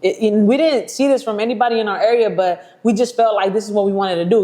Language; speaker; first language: English; native; English